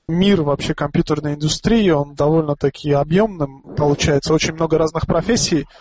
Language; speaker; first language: Russian; non-native, local second language; Tajik